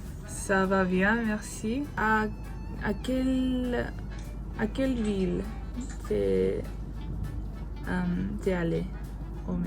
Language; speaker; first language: French; non-native, learner; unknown